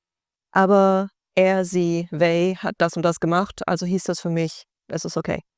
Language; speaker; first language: German; native; German